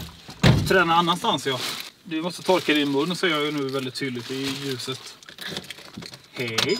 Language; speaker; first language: Swedish; native; Swedish